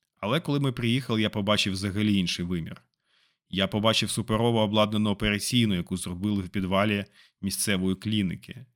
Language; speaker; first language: Ukrainian; non-native, local second language; Russian